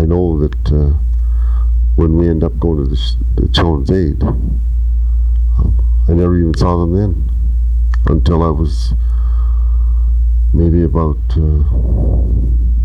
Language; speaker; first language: English; native; English